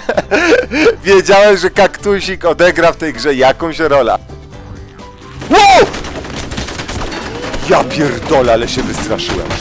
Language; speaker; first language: Polish; native; Polish